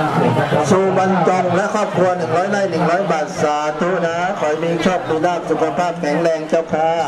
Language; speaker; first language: Thai; native; Thai